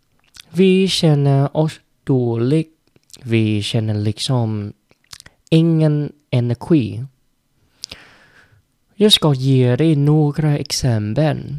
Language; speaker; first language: Swedish; non-native, learner; Vietnamese